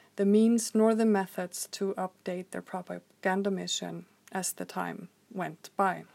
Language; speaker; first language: English; non-native, fluent; Icelandic